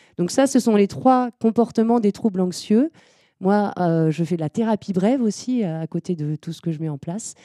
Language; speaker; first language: French; native; French